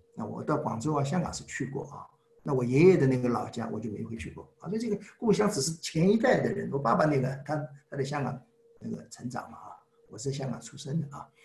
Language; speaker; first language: Chinese; native; Chinese